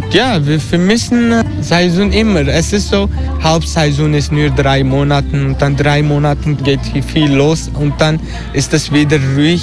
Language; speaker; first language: German; non-native, fluent; Turkish